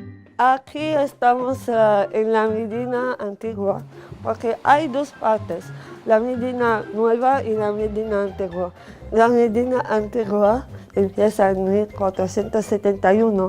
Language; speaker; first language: Spanish; non-native, learner; Arabic